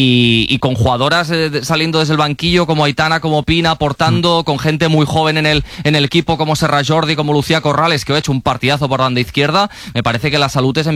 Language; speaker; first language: Spanish; native; Spanish